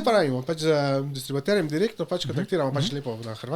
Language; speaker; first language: Slovenian; native; Slovenian